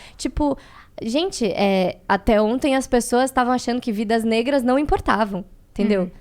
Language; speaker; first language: Portuguese; native; Portuguese